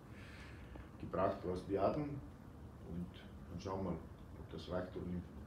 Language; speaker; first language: German; non-native, fluent; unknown